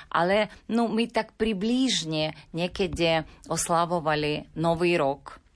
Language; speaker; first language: Slovak; non-native, learner; Ukrainian